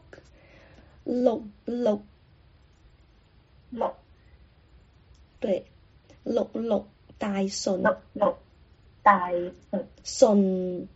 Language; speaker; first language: Chinese; non-native, local second language; Cantonese